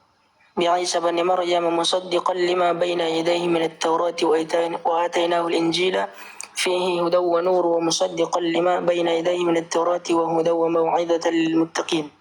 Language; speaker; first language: Arabic; non-native, learner; Indonesian